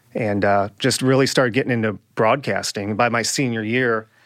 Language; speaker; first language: English; native; English